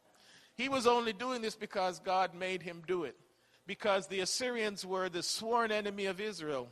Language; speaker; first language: English; native; English